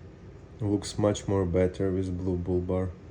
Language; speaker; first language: English; non-native, fluent; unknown